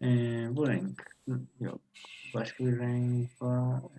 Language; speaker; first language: Turkish; non-native, learner; Spanish